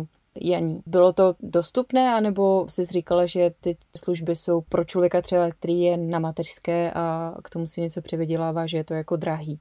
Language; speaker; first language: Czech; native; Czech